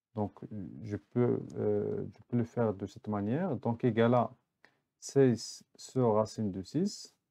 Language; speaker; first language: French; non-native, local second language; Arabic